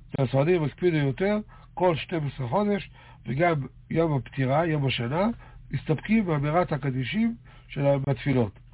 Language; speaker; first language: Hebrew; native; Hebrew